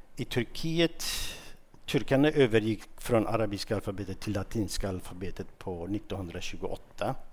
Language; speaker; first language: Swedish; non-native, fluent; Kurdish